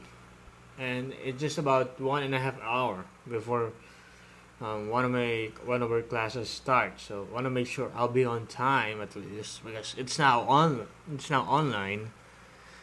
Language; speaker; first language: English; non-native, local second language; Filipino